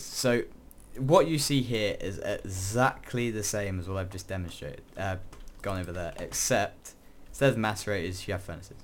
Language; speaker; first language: English; native; English